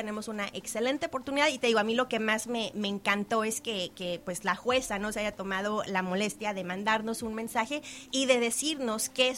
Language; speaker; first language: Spanish; native; Spanish